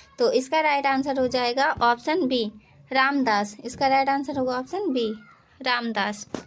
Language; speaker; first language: Hindi; native; Hindi